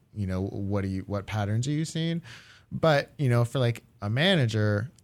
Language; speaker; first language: English; early bilingual, other home language; Japanese